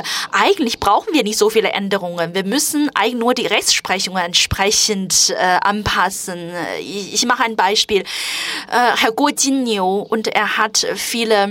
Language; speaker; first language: German; non-native, fluent; Chinese